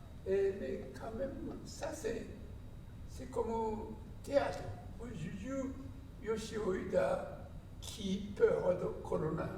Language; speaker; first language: French; non-native, learner; Japanese